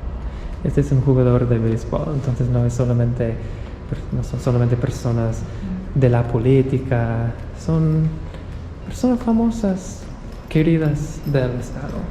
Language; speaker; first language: Spanish; non-native, fluent; English